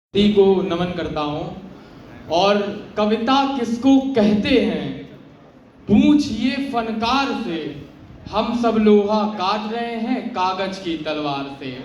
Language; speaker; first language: Hindi; native; Hindi